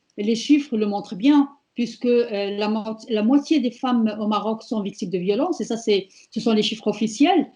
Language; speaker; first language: French; non-native, local second language; Berber languages